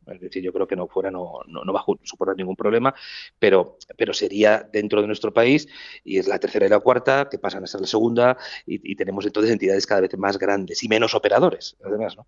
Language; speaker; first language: Spanish; native; Spanish